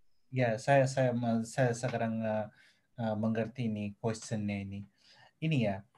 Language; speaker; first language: Indonesian; non-native, fluent; Nepali